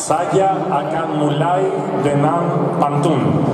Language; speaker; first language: Indonesian; non-native, fluent; Greek